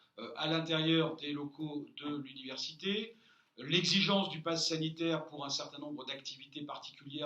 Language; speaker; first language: French; native; French